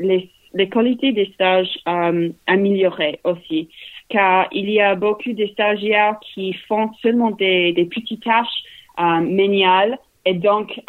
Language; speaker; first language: French; non-native, learner; English